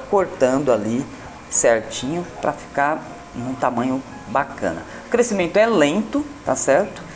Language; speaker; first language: Portuguese; native; Portuguese